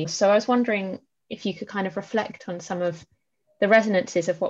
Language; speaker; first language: English; native; English